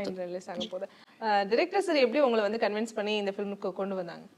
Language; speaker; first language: Tamil; native; Tamil